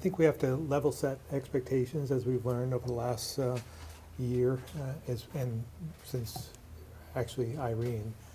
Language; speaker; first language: English; native; English